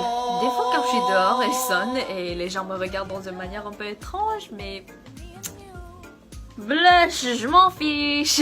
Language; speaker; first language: French; non-native, fluent; Korean